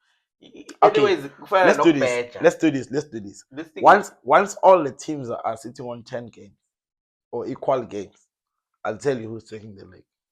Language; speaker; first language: English; non-native, local second language; Zulu